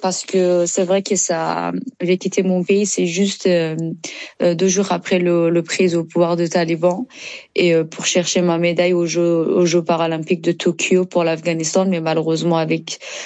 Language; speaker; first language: French; non-native, learner; Persian